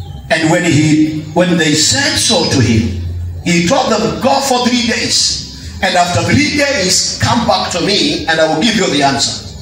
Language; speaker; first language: English; non-native, local second language; Kamba